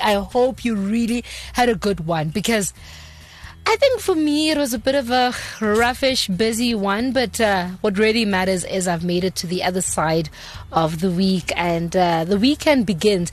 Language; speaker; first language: English; non-native, local second language; Xhosa